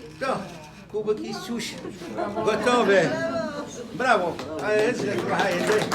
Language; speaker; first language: Polish; non-native, learner; Arabic